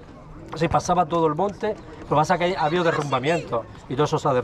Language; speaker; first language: Spanish; native; Spanish